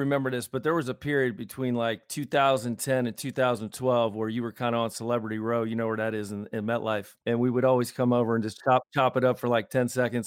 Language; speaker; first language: English; native; English